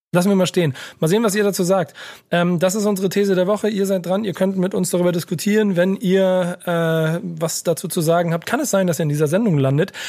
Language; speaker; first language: German; native; German